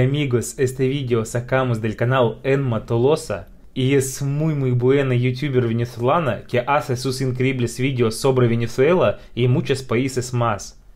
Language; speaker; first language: Spanish; non-native, fluent; Russian